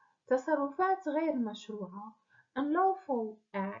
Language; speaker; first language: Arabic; native; Arabic